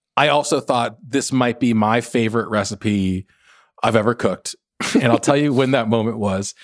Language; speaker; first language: English; native; English